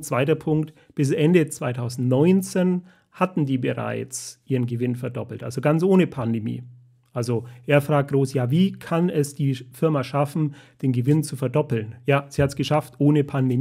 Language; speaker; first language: German; native; German